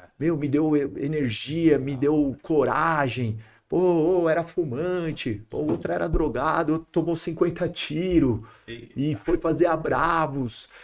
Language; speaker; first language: Portuguese; native; Portuguese